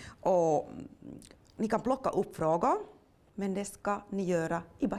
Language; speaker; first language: Swedish; non-native, local second language; Finnish